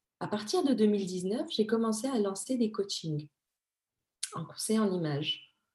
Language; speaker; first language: French; early bilingual, other home language; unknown